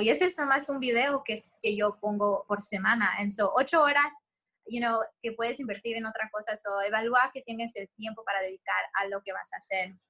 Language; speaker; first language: Spanish; early bilingual, heritage; Spanish